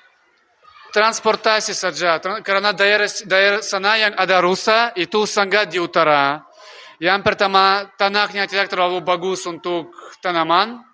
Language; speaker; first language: Indonesian; non-native, learner; Russian